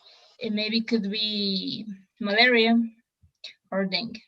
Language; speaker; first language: English; non-native, learner; Spanish